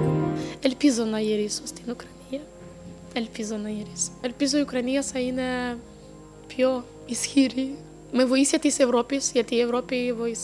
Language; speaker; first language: Greek; non-native, fluent; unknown